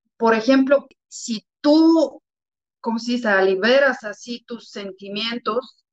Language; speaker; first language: Spanish; non-native, fluent; Bulgarian